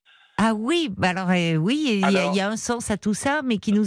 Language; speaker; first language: French; native; French